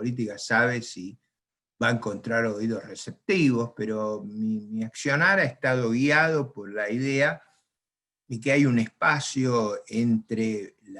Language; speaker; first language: Spanish; native; Spanish